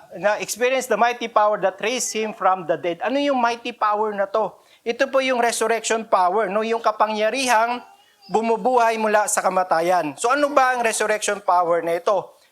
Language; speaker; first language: Filipino; non-native, local second language; Cebuano